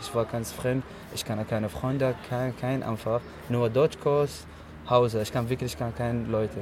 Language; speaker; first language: German; non-native, learner; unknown